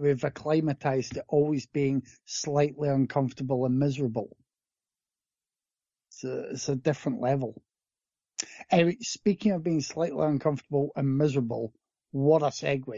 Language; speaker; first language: English; native; English